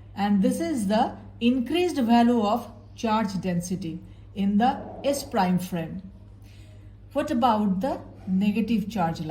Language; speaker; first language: English; non-native, local second language; Bangla